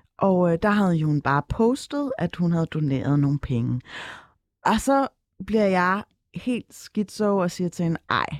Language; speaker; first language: Danish; early bilingual, other home language; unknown